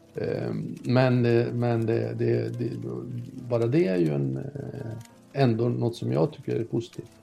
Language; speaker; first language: Swedish; native; Swedish